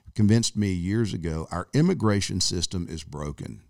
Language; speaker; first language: English; native; English